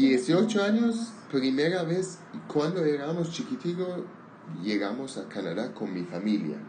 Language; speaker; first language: Spanish; non-native, learner; Armenian